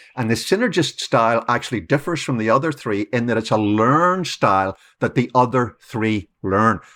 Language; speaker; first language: English; native; English